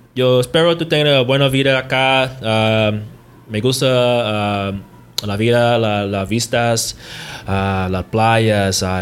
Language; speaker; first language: Spanish; non-native, learner; English